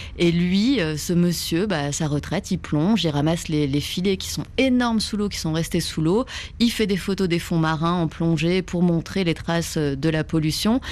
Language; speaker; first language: French; native; French